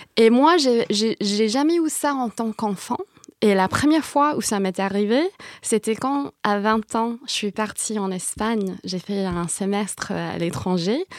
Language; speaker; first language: French; non-native, fluent; English